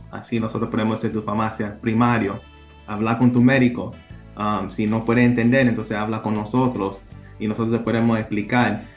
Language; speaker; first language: Spanish; early bilingual, heritage; Spanish